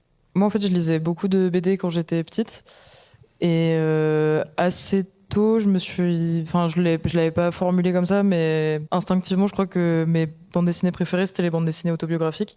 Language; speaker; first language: French; native; French